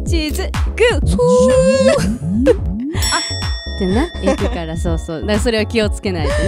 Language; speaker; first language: Japanese; native; Japanese